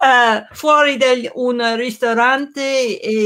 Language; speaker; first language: Italian; non-native, learner; English